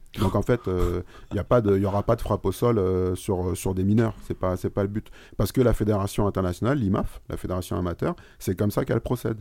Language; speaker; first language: French; native; French